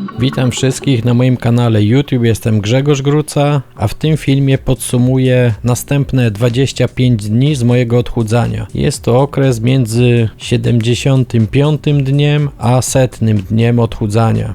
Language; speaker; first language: Polish; native; Polish